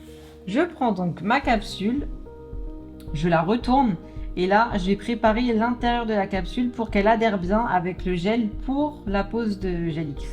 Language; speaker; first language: French; native; French